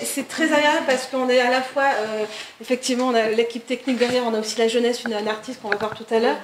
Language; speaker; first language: French; native; French